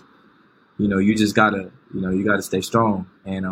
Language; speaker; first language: English; native; English